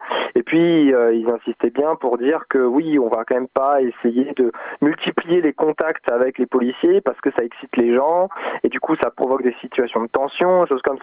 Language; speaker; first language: French; native; French